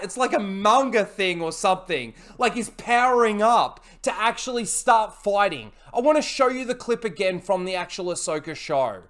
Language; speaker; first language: English; native; English